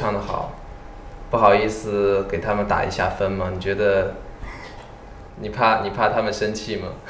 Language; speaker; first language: Chinese; native; Chinese